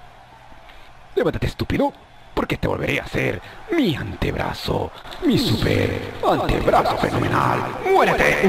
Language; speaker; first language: Spanish; native; Spanish